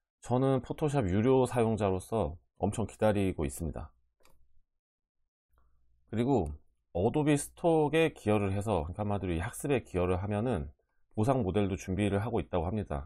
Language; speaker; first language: Korean; native; Korean